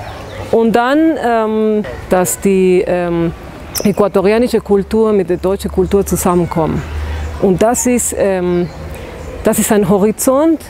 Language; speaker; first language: German; non-native, fluent; Spanish